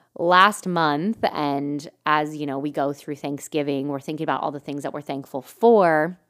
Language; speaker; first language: English; native; English